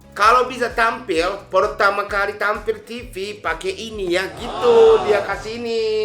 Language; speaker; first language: Indonesian; non-native, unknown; Japanese